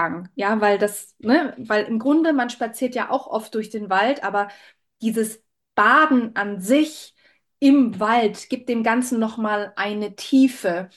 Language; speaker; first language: German; native; German